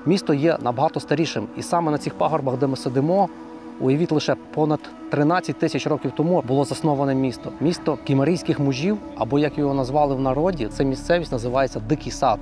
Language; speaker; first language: Ukrainian; native; Ukrainian